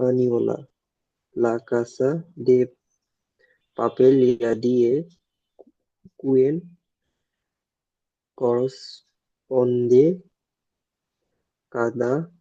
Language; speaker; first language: Spanish; non-native, learner; Bangla